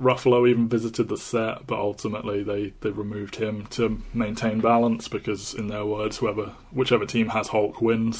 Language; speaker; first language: English; native; English